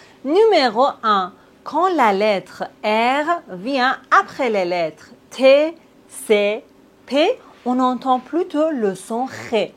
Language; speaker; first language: French; native; French